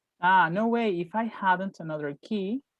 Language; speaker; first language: English; non-native, fluent; Spanish